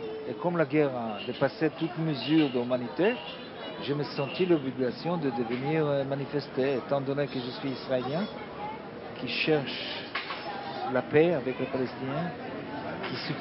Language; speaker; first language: French; non-native, fluent; Hebrew